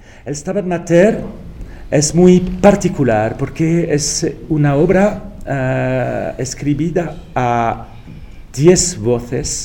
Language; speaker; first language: Spanish; non-native, fluent; French